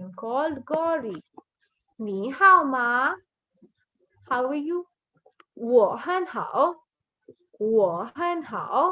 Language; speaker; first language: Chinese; non-native, fluent; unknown